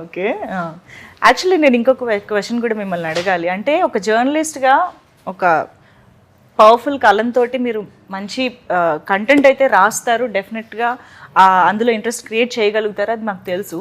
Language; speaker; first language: Telugu; native; Telugu